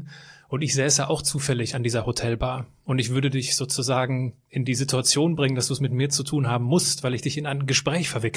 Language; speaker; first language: German; native; German